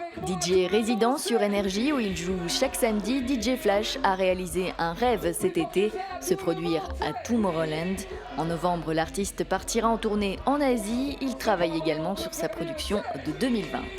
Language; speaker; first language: French; native; French